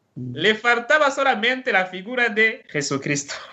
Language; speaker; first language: Spanish; non-native, fluent; Rundi